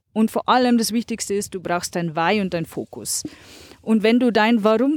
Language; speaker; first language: German; native; German